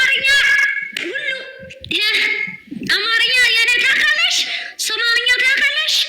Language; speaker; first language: Amharic; non-native, learner; Somali